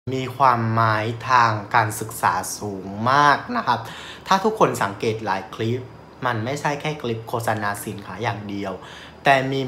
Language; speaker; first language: Thai; non-native, fluent; Vietnamese